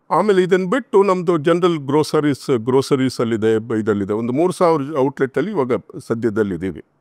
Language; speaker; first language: Kannada; non-native, local second language; Tamil